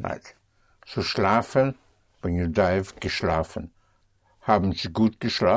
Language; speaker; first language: German; non-native, fluent; English